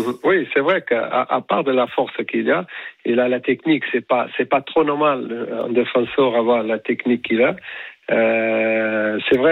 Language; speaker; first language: French; non-native, fluent; Portuguese